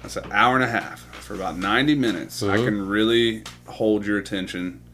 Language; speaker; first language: English; native; English